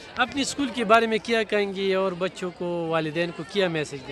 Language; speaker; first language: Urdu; non-native, local second language; Pashto